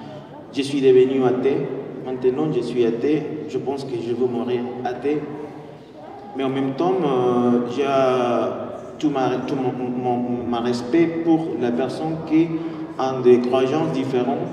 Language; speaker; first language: French; non-native, fluent; Spanish